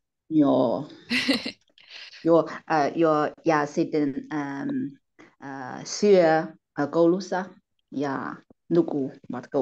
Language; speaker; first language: Finnish; non-native, learner; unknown